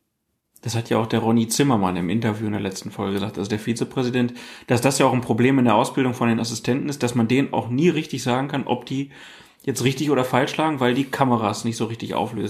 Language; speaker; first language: German; native; German